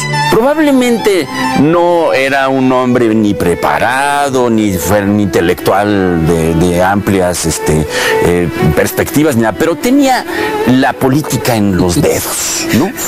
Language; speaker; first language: Spanish; native; Spanish